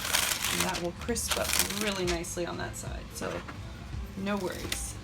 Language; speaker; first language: English; native; English